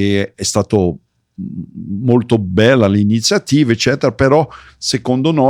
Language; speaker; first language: Italian; early bilingual, heritage; Portuguese